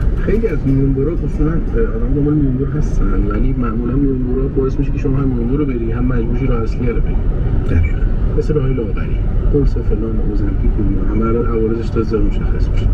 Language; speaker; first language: Persian; native; Persian